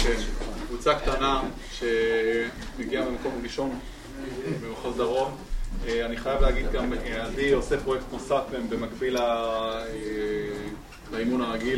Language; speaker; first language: Hebrew; native; Hebrew